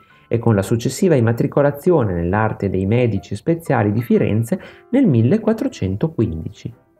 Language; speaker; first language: Italian; native; Italian